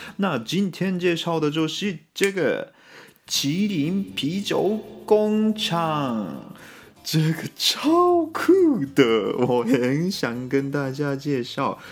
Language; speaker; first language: Chinese; non-native, fluent; Japanese